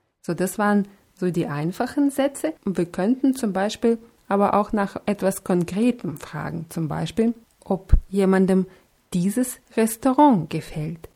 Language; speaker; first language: German; non-native, fluent; Russian